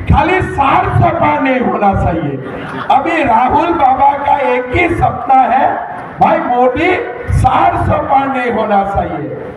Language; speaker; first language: Hindi; non-native, local second language; Assamese